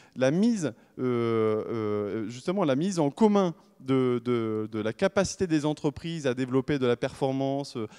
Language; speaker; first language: French; native; French